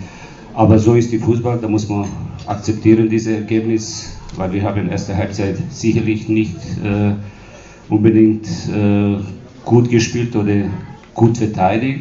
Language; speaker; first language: German; non-native, fluent; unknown